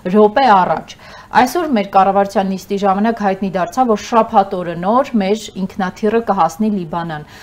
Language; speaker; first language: Armenian; native; Armenian